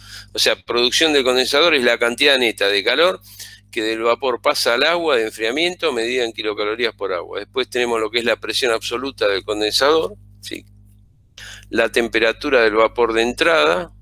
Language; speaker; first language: Spanish; native; Spanish